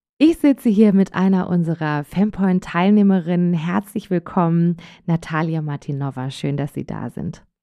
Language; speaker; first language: German; native; German